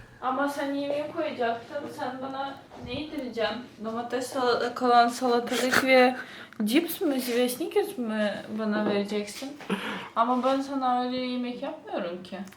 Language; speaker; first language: Turkish; non-native, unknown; Russian